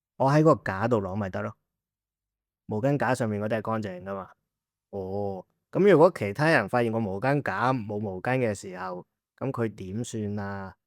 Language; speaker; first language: Cantonese; native; Cantonese